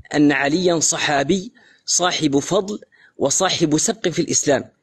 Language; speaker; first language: Arabic; native; Arabic